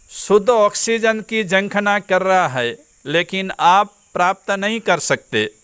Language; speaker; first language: Hindi; non-native, local second language; Gujarati